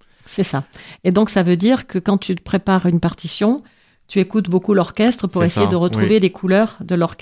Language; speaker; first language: French; native; French